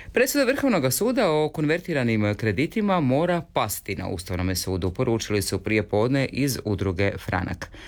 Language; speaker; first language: Croatian; native; Croatian